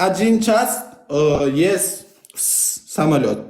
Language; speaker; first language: Russian; non-native, learner; Turkmen